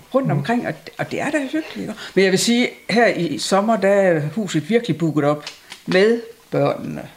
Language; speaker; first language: Danish; native; Danish